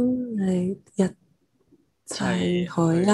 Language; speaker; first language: Cantonese; non-native, learner; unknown